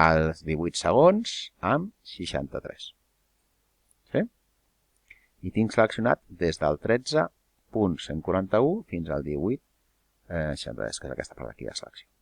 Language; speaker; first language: Catalan; native; Catalan